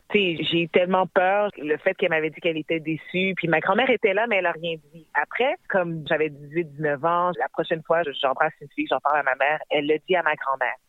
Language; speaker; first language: French; native; French